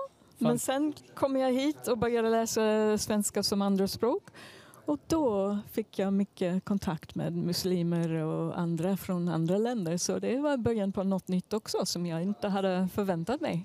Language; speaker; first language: Swedish; non-native, fluent; English